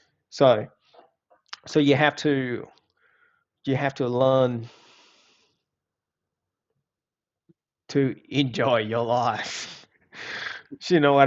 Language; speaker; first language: English; non-native, fluent; Vietnamese